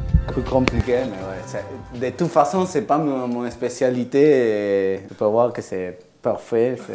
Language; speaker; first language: French; non-native, fluent; Spanish